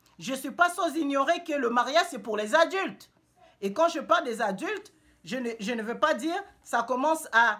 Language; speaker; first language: French; non-native, local second language; Lingala